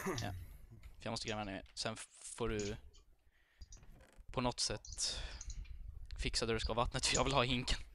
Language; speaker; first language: Swedish; native; Swedish